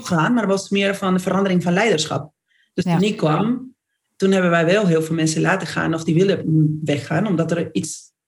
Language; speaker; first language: Dutch; non-native, fluent; Spanish